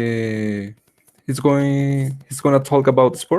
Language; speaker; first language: English; non-native, learner; Spanish